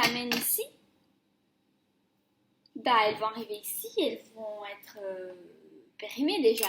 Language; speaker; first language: French; non-native, fluent; Portuguese